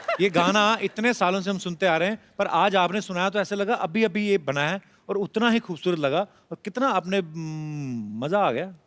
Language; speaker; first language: Hindi; non-native, local second language; Punjabi